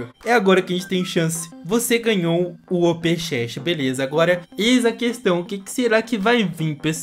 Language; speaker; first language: Portuguese; native; Portuguese